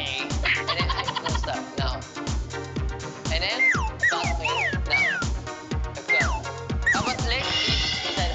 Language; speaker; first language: English; non-native, learner; Japanese